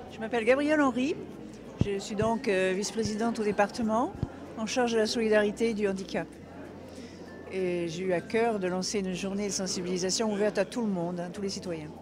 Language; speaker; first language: French; native; French